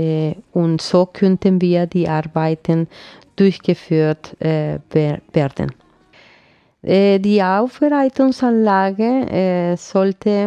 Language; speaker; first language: German; non-native, fluent; Spanish